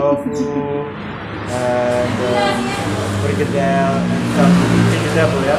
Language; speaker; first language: English; non-native, learner; Indonesian